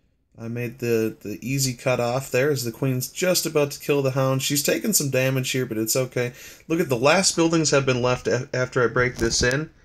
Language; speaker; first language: English; native; English